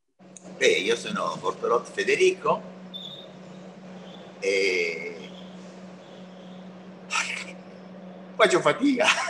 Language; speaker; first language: Italian; early bilingual, heritage; Spanish